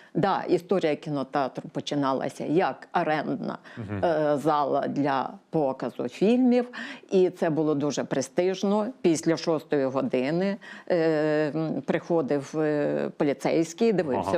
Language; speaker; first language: Ukrainian; native; Ukrainian